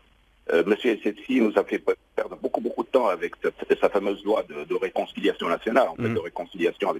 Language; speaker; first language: French; non-native, local second language; Arabic